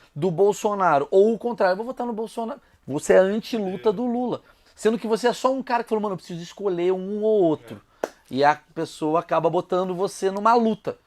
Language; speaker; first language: Portuguese; native; Portuguese